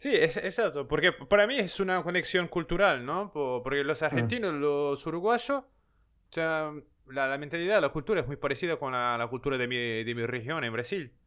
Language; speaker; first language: Spanish; non-native, fluent; Portuguese